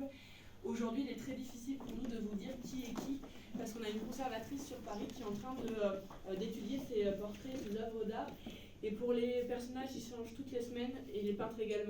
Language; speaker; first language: French; native; French